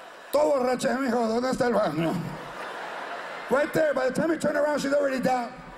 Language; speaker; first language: English; early bilingual, other home language; Spanish